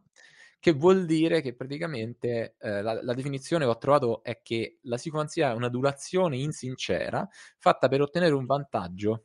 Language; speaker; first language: Italian; native; Italian